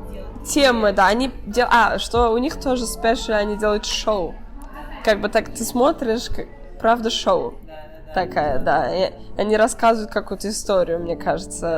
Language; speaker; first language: Russian; early bilingual, heritage; Russian